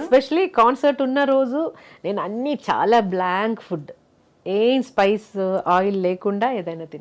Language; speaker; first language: Telugu; non-native, local second language; Malayalam